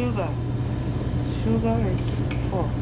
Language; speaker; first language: English; non-native, learner; Korean